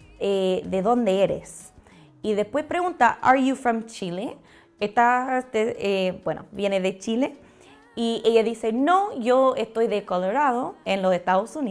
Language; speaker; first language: Spanish; non-native, fluent; English